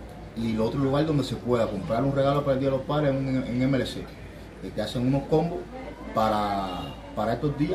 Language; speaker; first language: Spanish; native; Spanish